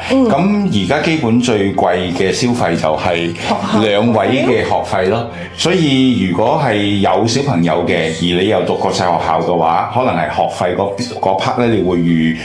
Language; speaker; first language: Cantonese; native; Cantonese